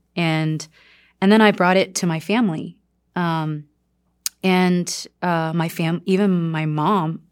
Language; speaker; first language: English; non-native, fluent; Korean